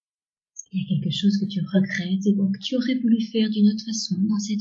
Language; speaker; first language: French; native; French